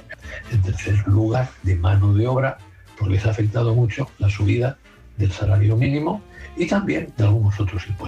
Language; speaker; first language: Spanish; native; Spanish